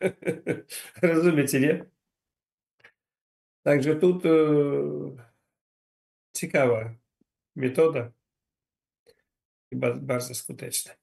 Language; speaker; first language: Polish; non-native, learner; Ukrainian